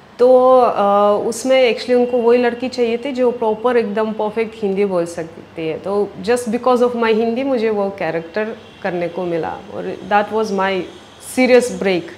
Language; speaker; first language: Hindi; non-native, fluent; Russian